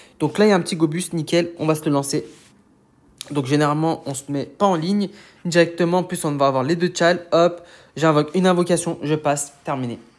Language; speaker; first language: French; native; French